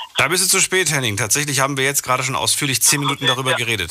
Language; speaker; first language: German; native; German